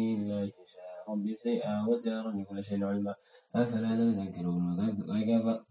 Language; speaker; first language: Arabic; non-native, learner; Indonesian